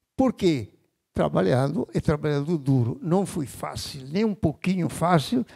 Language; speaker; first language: Portuguese; non-native, fluent; Italian